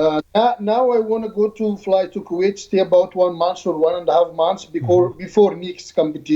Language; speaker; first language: English; non-native, learner; Arabic